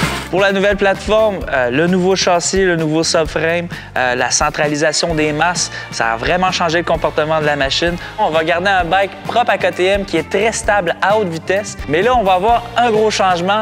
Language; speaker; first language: French; native; French